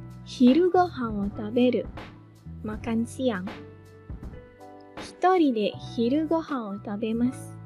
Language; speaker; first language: Japanese; non-native, fluent; Indonesian